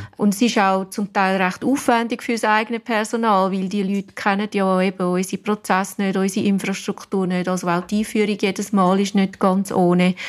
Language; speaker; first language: German; non-native, fluent; English